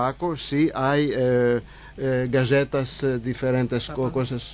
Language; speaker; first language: Spanish; non-native, learner; Greek